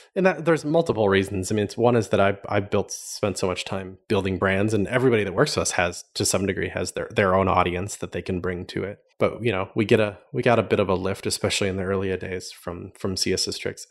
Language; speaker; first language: English; native; English